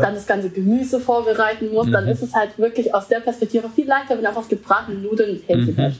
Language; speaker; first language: German; early bilingual, other home language; Vietnamese